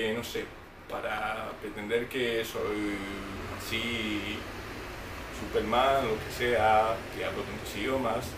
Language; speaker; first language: Spanish; non-native, learner; French